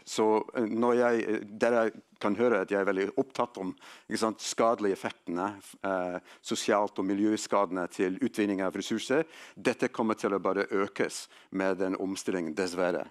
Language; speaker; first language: Norwegian; non-native, fluent; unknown